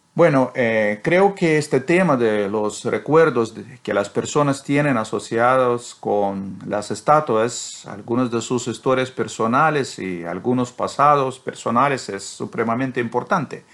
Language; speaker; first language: Spanish; non-native, fluent; Russian